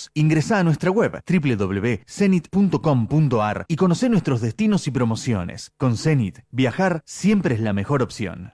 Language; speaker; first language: Spanish; native; Spanish